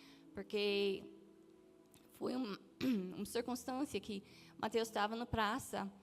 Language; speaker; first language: Portuguese; non-native, fluent; English